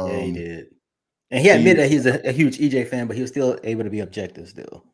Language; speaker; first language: English; native; English